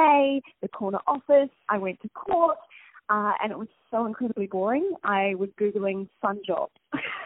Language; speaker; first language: English; native; English